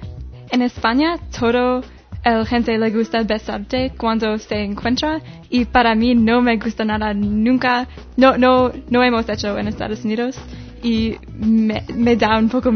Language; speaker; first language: Spanish; non-native, learner; English